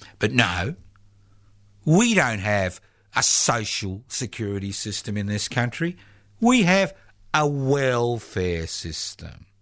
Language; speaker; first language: English; early bilingual, other home language; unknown